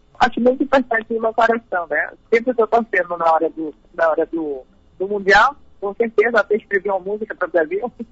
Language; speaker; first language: Portuguese; early bilingual, heritage; Spanish